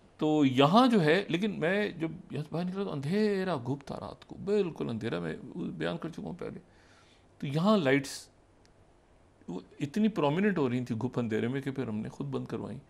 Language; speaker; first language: Urdu; native; Urdu